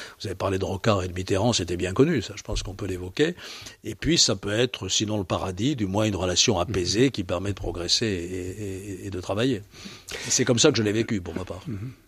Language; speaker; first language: French; native; French